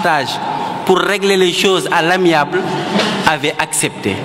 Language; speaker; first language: French; non-native, local second language; Wolof